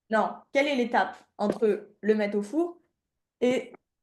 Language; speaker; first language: French; native; French